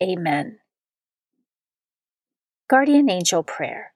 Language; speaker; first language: English; native; English